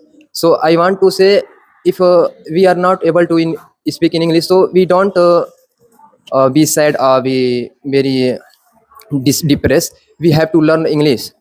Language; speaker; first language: English; non-native, learner; Hindi